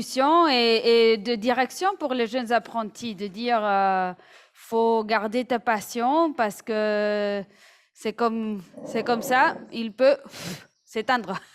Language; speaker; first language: French; non-native, fluent; Spanish